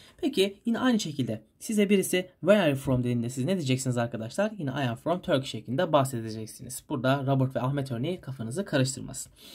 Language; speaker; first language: Turkish; native; Turkish